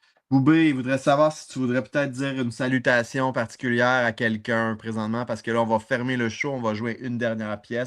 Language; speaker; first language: French; native; French